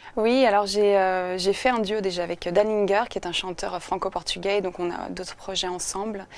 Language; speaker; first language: French; native; French